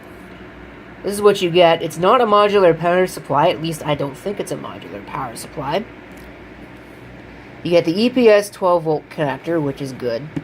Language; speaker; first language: English; native; English